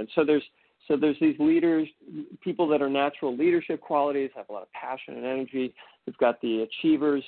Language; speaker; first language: English; native; English